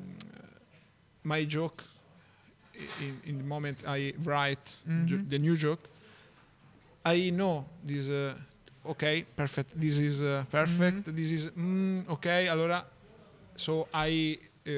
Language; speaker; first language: English; non-native, learner; Italian